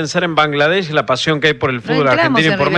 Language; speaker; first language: Spanish; native; Spanish